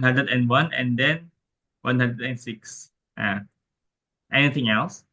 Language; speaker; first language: English; non-native, learner; Indonesian